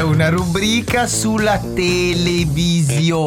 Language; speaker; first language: Italian; native; Italian